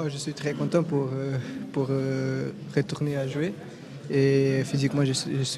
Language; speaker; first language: French; non-native, learner; Portuguese